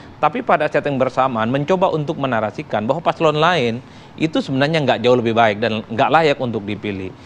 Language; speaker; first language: Indonesian; non-native, local second language; Madurese